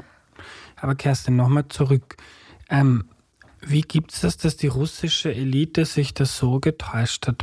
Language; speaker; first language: German; native; German